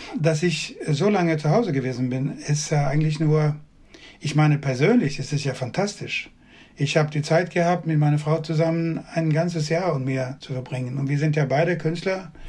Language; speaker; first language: German; non-native, fluent; Swedish